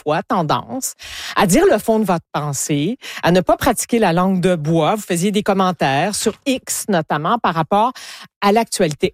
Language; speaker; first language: French; native; French